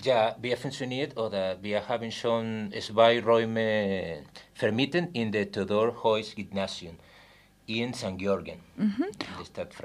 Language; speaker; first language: German; non-native, learner; Spanish